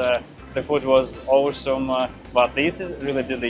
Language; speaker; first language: English; non-native, learner; Russian